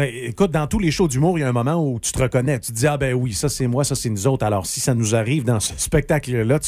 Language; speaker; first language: French; native; French